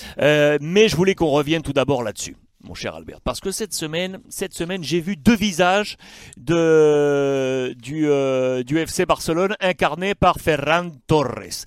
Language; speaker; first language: French; native; French